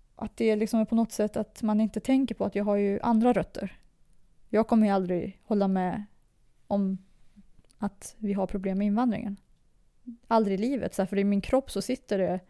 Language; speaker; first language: Swedish; early bilingual, other home language; Persian